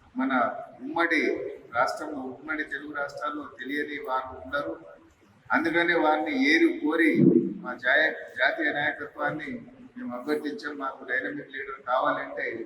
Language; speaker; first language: Telugu; non-native, local second language; Lambadi